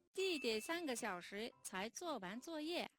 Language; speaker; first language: Chinese; non-native, fluent; Mongolian